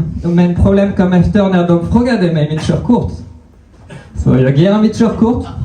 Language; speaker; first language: Swedish; non-native, fluent; French